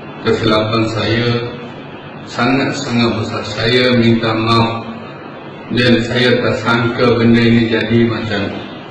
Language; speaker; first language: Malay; non-native, fluent; Bangla